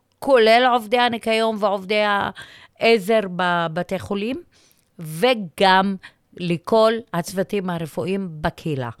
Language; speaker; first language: Hebrew; non-native, local second language; Arabic